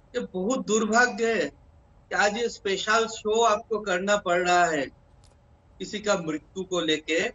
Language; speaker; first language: Hindi; non-native, local second language; Bangla